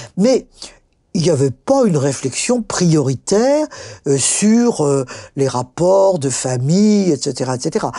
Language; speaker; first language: French; native; French